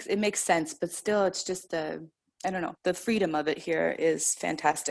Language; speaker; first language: English; native; English